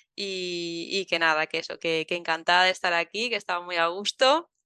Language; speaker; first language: Spanish; native; Spanish